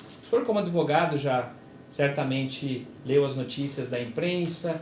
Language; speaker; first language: Portuguese; native; Portuguese